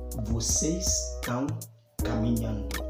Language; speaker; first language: Portuguese; non-native, fluent; Haitian Creole